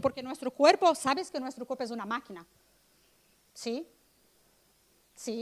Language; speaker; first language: Spanish; non-native, fluent; Portuguese